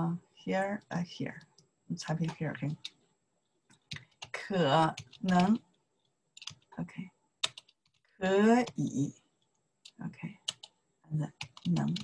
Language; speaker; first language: English; non-native, learner; Chinese